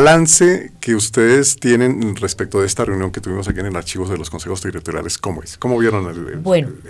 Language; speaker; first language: Spanish; native; Spanish